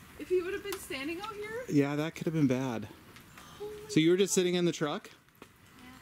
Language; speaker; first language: English; native; English